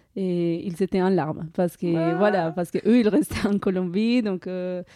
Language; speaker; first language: French; non-native, fluent; Spanish